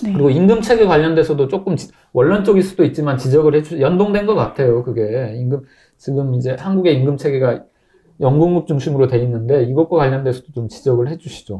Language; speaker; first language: Korean; native; Korean